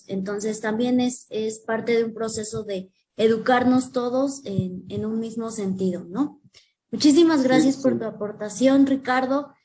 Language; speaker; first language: Spanish; native; Spanish